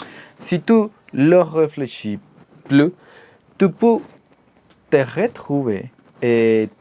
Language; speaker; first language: French; non-native, learner; Spanish